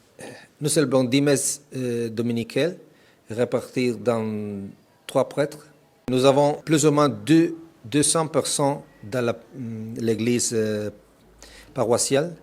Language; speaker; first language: French; non-native, fluent; Italian